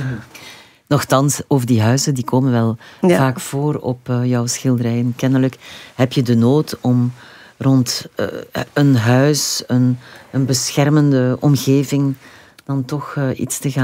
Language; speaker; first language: Dutch; native; Dutch